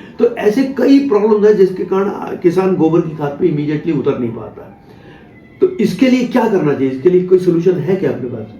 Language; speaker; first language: Hindi; non-native, local second language; Marathi